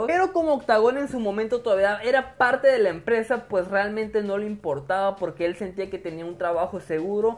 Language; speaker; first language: Spanish; native; Spanish